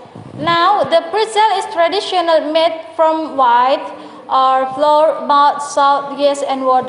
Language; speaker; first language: English; non-native, learner; Indonesian